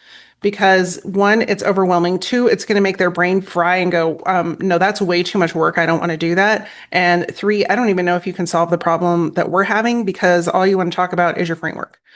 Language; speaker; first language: English; native; English